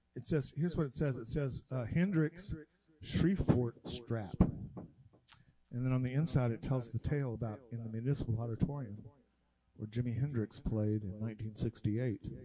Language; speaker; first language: English; native; English